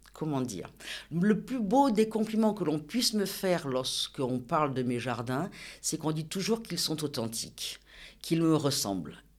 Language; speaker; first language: French; native; French